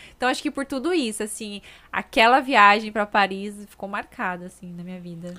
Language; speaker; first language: Portuguese; native; Portuguese